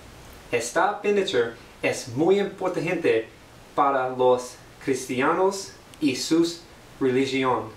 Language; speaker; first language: Spanish; non-native, learner; English